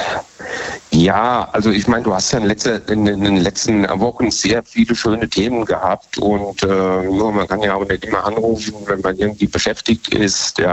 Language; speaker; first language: German; native; German